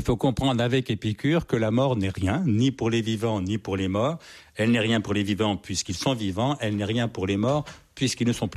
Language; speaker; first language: French; native; French